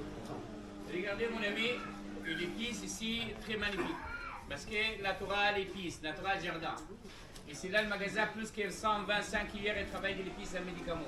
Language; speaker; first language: French; non-native, learner; Arabic